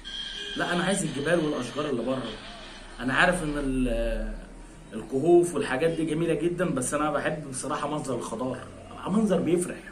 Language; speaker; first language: Arabic; native; Arabic